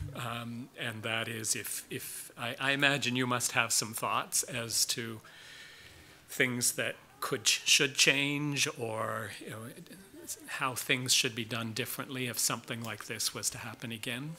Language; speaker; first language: English; native; English